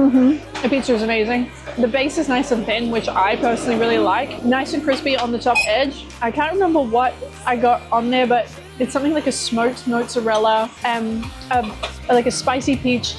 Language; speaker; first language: English; native; English